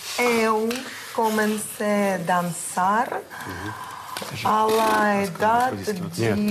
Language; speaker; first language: Portuguese; non-native, learner; Russian